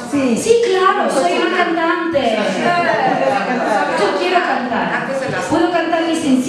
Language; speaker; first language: Spanish; non-native, learner; Italian